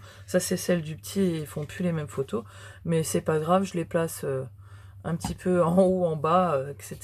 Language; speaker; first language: French; native; French